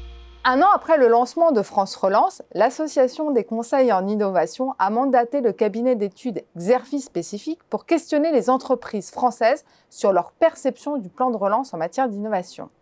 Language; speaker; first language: French; native; French